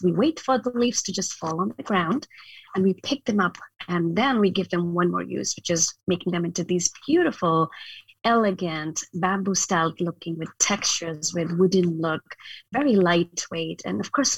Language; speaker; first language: English; non-native, local second language; Hindi